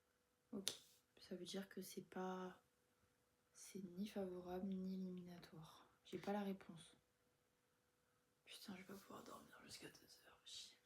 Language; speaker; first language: French; native; French